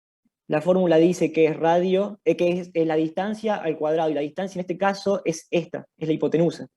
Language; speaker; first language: Spanish; native; Spanish